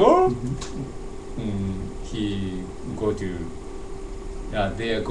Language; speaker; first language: English; non-native, learner; Japanese